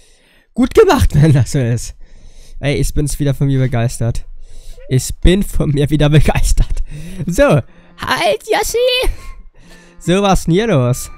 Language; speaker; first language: German; native; German